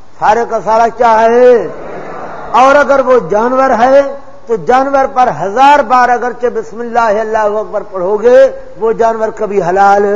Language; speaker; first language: Urdu; non-native, local second language; Saraiki